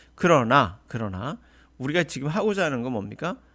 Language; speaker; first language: Korean; native; Korean